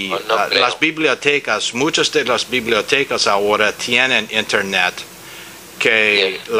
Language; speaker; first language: Spanish; non-native, learner; English